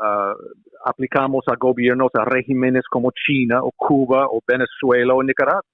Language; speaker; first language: Spanish; non-native, fluent; English